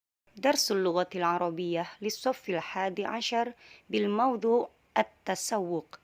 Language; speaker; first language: Arabic; non-native, fluent; Indonesian